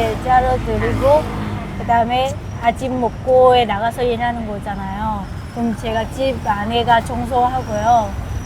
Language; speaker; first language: Korean; non-native, learner; Vietnamese